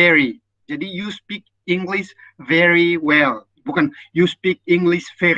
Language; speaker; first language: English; non-native, fluent; Indonesian